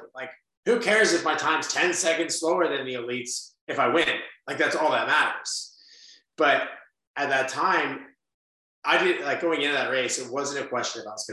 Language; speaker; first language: English; native; English